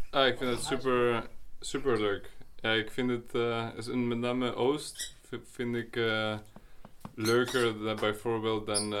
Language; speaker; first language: Dutch; non-native, learner; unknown